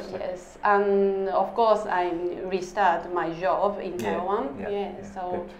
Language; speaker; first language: English; non-native, learner; Japanese